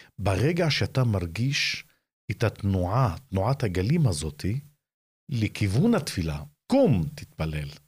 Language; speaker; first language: Hebrew; non-native, local second language; Arabic